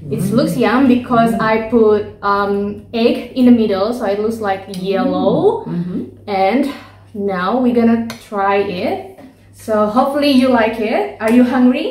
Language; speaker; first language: English; non-native, learner; Indonesian